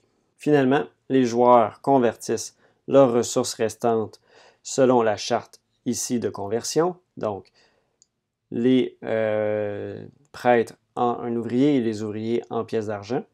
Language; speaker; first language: French; native; French